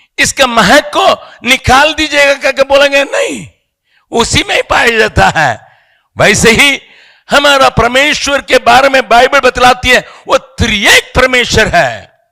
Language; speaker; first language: Hindi; non-native, local second language; Tamil